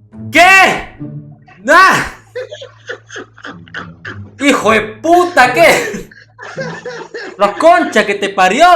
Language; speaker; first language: Spanish; non-native, fluent; Indonesian